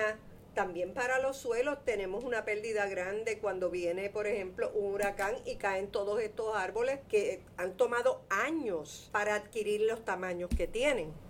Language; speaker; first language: Spanish; native; Spanish